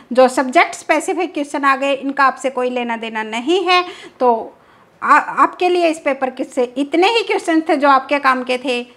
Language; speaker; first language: Hindi; native; Hindi